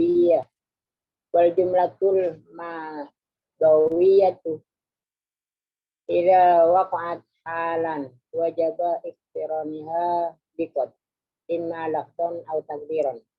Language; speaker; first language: Arabic; non-native, fluent; Indonesian